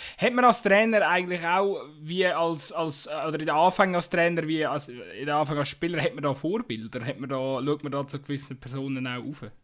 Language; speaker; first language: German; native; German